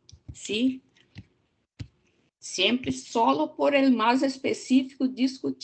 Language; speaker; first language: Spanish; non-native, learner; Portuguese